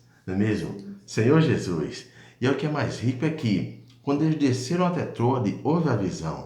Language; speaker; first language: Portuguese; native; Portuguese